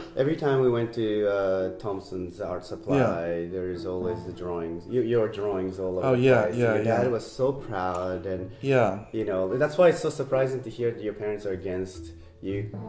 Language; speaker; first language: English; non-native, fluent; Japanese